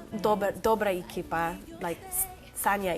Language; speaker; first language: Slovenian; non-native, learner; English